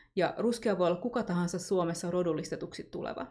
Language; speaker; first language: Finnish; native; Finnish